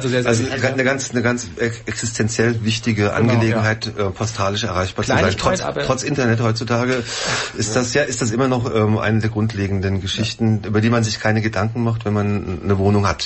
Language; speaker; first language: German; native; German